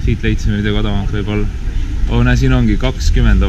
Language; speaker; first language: Estonian; native; Estonian